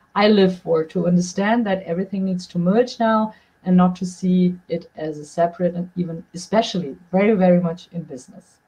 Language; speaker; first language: English; non-native, fluent; German